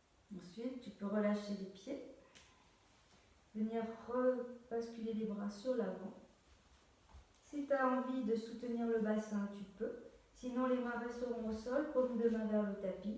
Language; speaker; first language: French; native; French